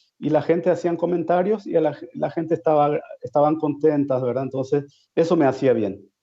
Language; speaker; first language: Spanish; native; Spanish